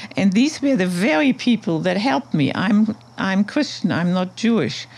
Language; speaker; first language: English; non-native, fluent; German